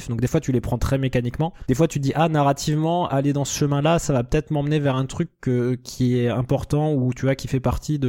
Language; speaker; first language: French; native; French